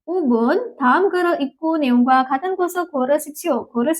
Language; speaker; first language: Korean; non-native, fluent; Indonesian